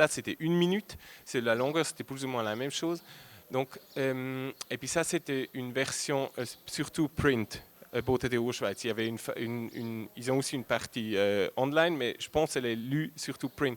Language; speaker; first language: French; non-native, local second language; German